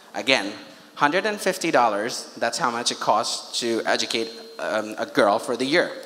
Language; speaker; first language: English; non-native, local second language; Urdu